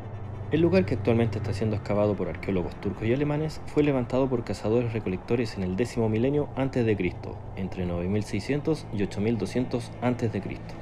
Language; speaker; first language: Spanish; native; Spanish